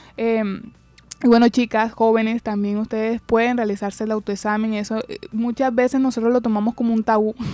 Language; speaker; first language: Spanish; native; Spanish